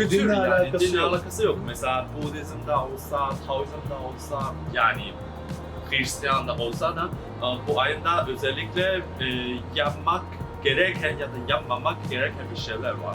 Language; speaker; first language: Turkish; non-native, learner; Chinese